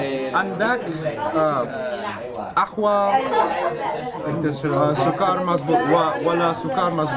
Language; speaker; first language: Arabic; non-native, learner; English